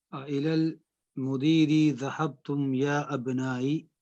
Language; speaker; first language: Arabic; non-native, learner; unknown